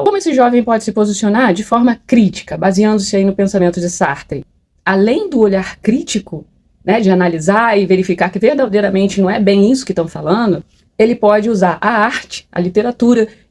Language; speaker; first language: Portuguese; native; Portuguese